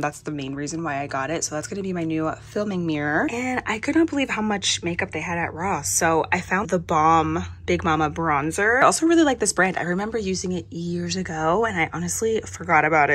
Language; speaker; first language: English; native; English